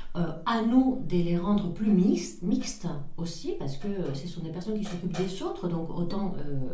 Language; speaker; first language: French; non-native, fluent; Spanish